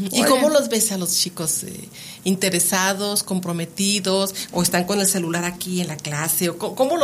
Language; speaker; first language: Spanish; native; Spanish